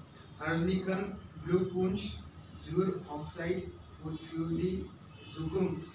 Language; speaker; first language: German; non-native, learner; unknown